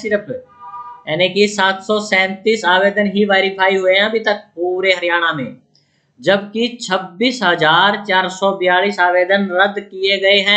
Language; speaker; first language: Hindi; native; Hindi